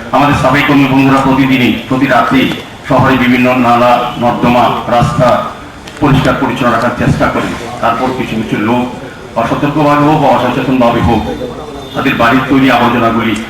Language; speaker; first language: Bangla; native; Bangla